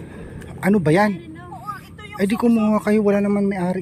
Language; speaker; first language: Filipino; native; Filipino